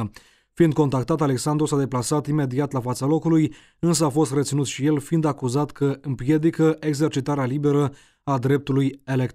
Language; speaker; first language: Romanian; native; Romanian